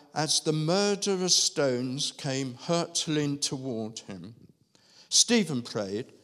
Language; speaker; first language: English; native; English